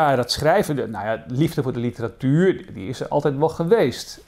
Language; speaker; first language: Dutch; native; Dutch